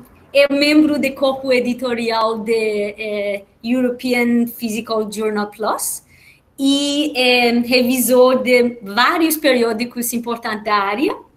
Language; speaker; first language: Portuguese; non-native, fluent; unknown